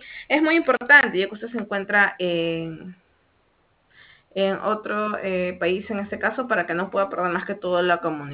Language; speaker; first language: Spanish; native; Spanish